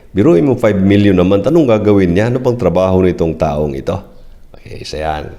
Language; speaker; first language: Filipino; non-native, local second language; Cebuano